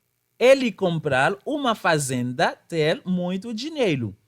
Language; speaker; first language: Portuguese; non-native, fluent; Haitian Creole